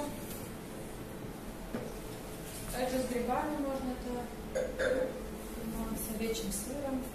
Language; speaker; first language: Russian; non-native, local second language; Romanian